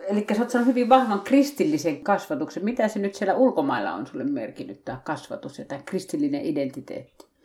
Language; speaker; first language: Finnish; native; Finnish